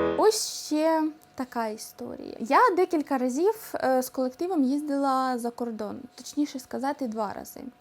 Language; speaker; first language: Ukrainian; non-native, local second language; Russian